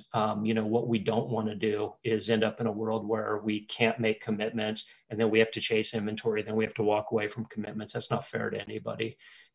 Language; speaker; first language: English; native; English